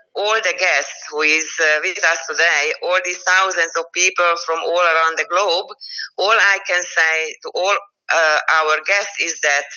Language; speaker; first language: English; non-native, fluent; Hungarian